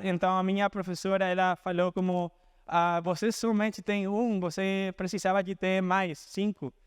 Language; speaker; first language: Portuguese; non-native, fluent; Spanish